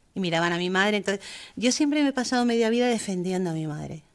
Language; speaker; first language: Spanish; early bilingual, heritage; German